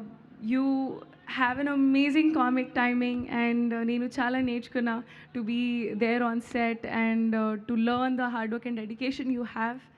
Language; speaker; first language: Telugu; non-native, learner; Hindi